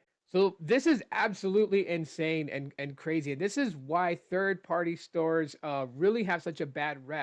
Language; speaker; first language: English; native; English